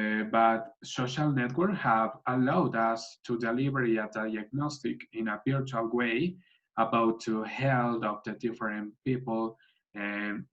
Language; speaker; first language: English; non-native, learner; Spanish